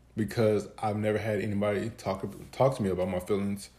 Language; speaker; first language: English; native; English